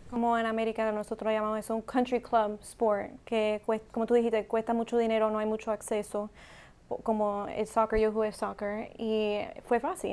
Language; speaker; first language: Spanish; non-native, learner; English